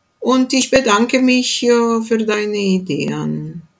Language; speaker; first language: German; non-native, fluent; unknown